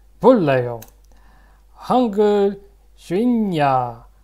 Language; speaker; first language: Korean; non-native, learner; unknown